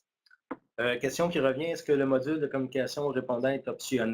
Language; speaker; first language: French; native; French